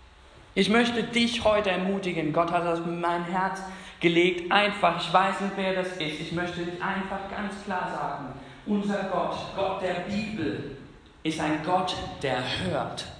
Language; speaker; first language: German; non-native, fluent; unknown